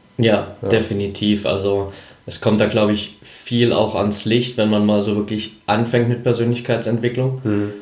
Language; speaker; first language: German; native; German